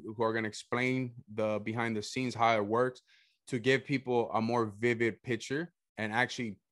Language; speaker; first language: English; early bilingual, other home language; Spanish